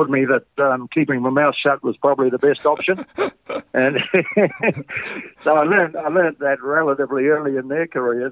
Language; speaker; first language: English; native; English